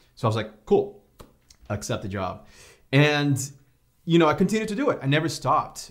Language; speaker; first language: English; non-native, fluent; Portuguese